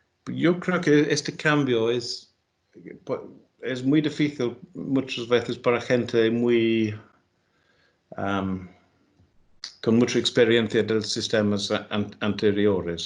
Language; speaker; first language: Spanish; non-native, fluent; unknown